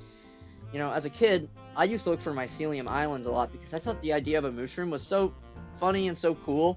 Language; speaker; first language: English; native; English